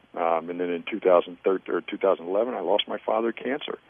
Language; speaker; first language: English; native; English